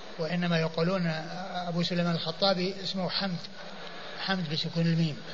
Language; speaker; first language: Arabic; native; Arabic